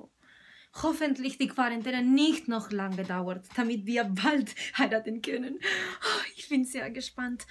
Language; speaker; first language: German; non-native, learner; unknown